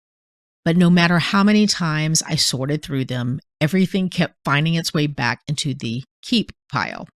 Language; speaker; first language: English; native; English